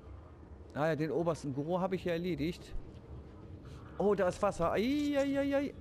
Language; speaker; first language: German; native; German